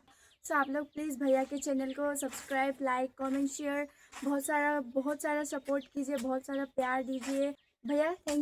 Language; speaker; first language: Hindi; non-native, local second language; Assamese